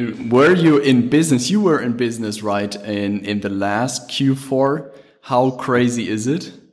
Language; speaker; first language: English; non-native, fluent; German